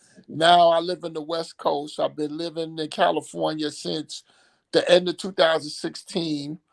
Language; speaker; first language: English; native; English